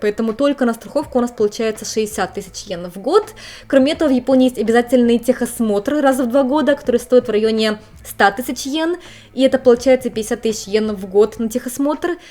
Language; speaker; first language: Russian; native; Russian